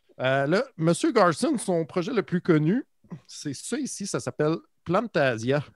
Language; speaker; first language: French; native; French